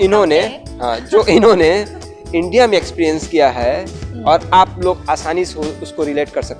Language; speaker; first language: Hindi; native; Hindi